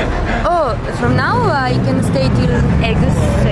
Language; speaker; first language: English; non-native, fluent; Italian